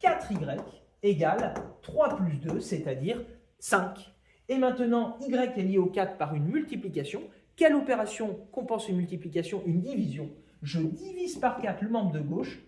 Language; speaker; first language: French; native; French